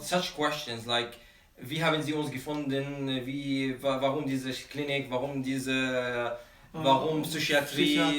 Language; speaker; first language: German; non-native, fluent; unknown